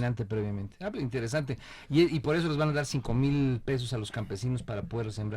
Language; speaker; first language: Spanish; native; Spanish